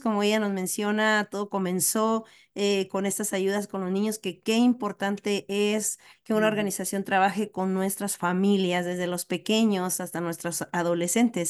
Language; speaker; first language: Spanish; native; Spanish